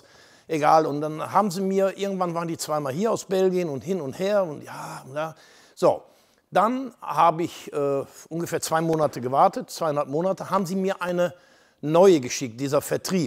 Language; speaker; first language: German; native; German